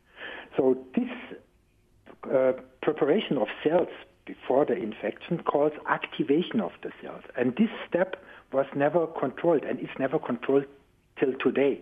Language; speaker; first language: English; non-native, fluent; German